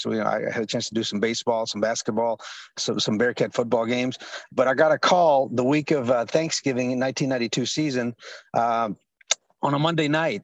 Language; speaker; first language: English; early bilingual, other home language; Spanish